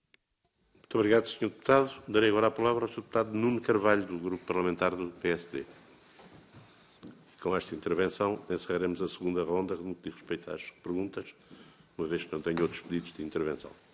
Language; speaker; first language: Portuguese; native; Portuguese